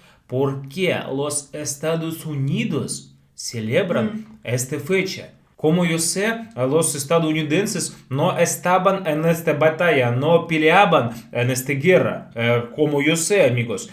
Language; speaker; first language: Spanish; non-native, fluent; Russian